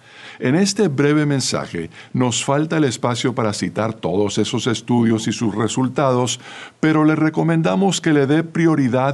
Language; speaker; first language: Spanish; native; Spanish